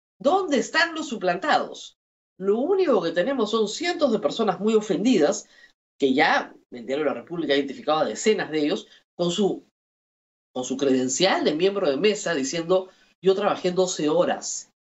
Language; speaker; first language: Spanish; native; Spanish